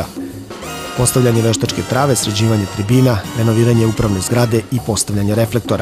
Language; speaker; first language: Serbian; native; Serbian